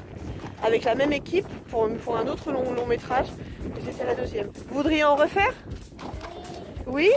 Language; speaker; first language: French; native; French